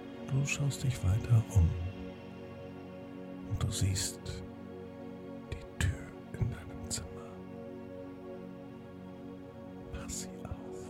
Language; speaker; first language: German; native; German